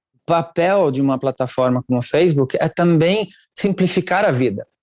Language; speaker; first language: Portuguese; non-native, fluent; Italian